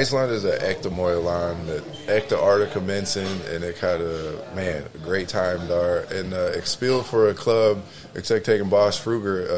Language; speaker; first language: Dutch; non-native, learner; English